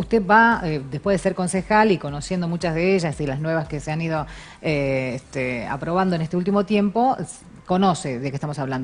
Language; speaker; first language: Spanish; native; Spanish